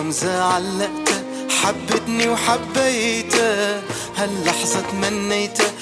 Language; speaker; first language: Arabic; native; Arabic